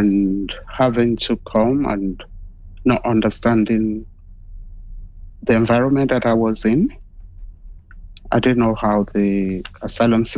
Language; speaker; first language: English; non-native, local second language; Yoruba